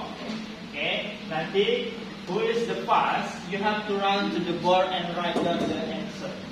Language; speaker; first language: English; non-native, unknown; Indonesian